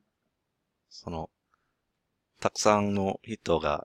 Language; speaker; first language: Japanese; non-native, learner; English